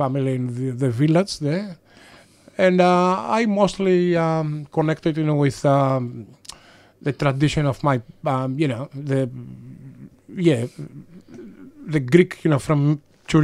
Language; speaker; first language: English; non-native, fluent; Greek